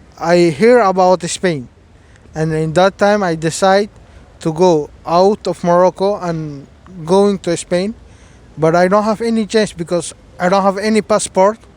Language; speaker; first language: English; non-native, fluent; Somali